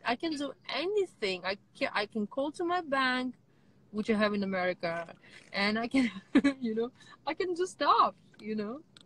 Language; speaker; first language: English; non-native, fluent; Russian